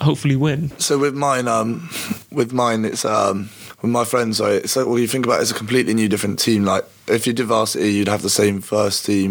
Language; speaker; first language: English; native; English